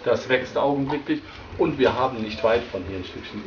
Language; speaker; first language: German; native; German